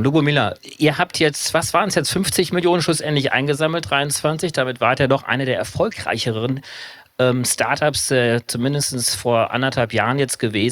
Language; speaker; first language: German; native; German